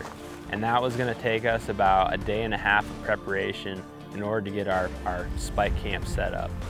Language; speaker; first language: English; native; English